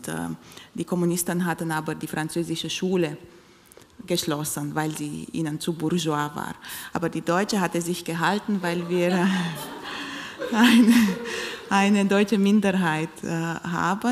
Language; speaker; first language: German; non-native, fluent; Romanian